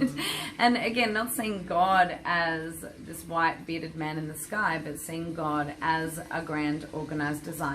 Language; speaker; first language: English; native; English